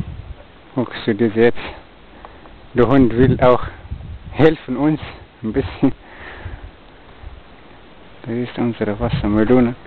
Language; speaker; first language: German; non-native, learner; Arabic